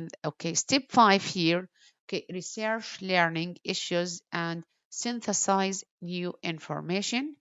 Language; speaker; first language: English; non-native, fluent; Arabic